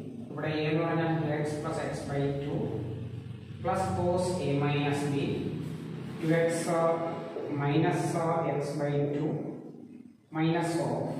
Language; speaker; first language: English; non-native, local second language; Malayalam